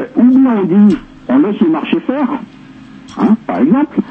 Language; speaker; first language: French; native; French